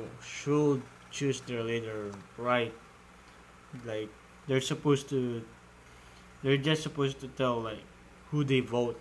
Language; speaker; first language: English; non-native, local second language; Filipino